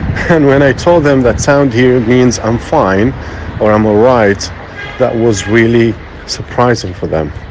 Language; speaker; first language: English; non-native, fluent; Arabic